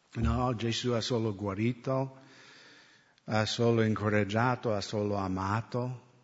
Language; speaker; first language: Italian; non-native, fluent; English